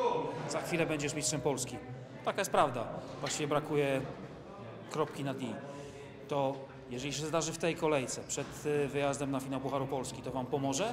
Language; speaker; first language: Polish; native; Polish